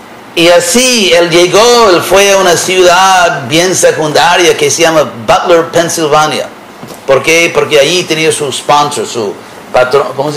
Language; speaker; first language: Spanish; non-native, fluent; English